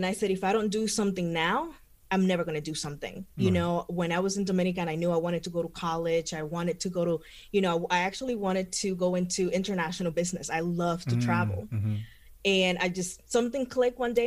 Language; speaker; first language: English; non-native, fluent; Spanish